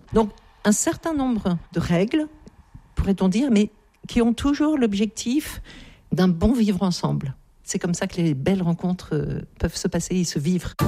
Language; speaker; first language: French; native; French